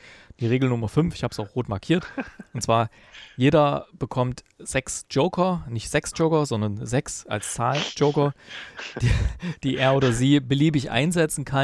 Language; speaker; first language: German; native; German